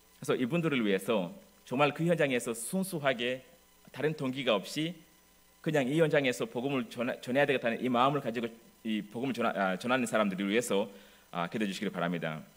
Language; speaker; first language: Korean; non-native, fluent; English